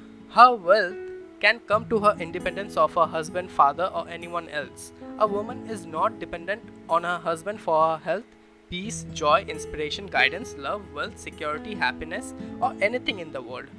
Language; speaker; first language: English; non-native, local second language; Bangla